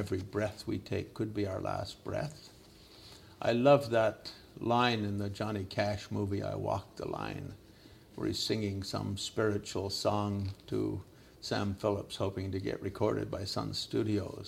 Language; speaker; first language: English; native; English